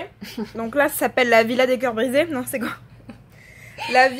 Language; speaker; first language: French; native; French